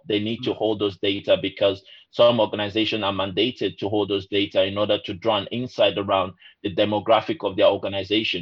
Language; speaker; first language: English; non-native, local second language; Igbo